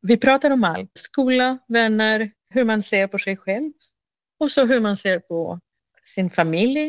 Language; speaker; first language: Swedish; non-native, fluent; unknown